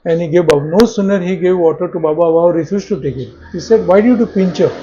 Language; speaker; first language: English; non-native, local second language; Marathi